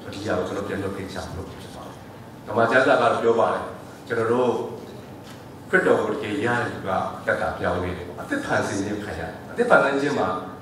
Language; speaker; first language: Burmese; non-native, local second language; S'gaw Karen